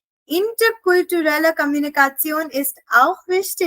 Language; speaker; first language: German; non-native, fluent; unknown